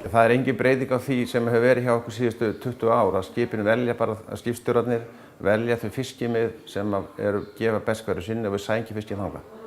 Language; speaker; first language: Icelandic; native; Icelandic